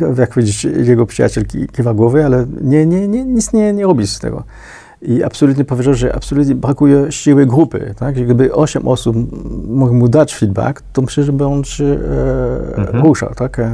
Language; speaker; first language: Polish; non-native, fluent; French